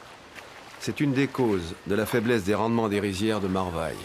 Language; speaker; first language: French; native; French